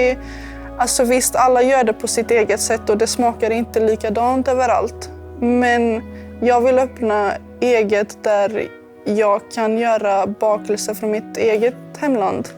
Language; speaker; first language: Swedish; early bilingual, other home language; Serbian